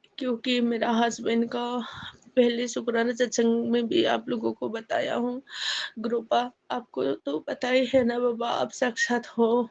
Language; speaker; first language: Hindi; non-native, local second language; Assamese